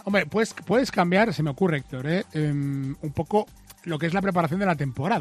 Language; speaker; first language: Spanish; native; Spanish